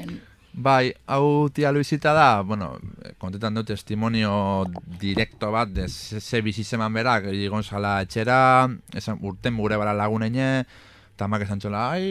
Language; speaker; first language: Basque; native; Basque